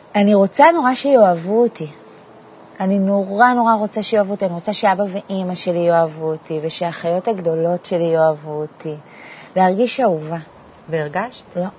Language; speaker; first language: Hebrew; native; Hebrew